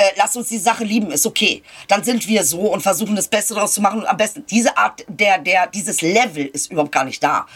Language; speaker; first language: German; early bilingual, other home language; Turkish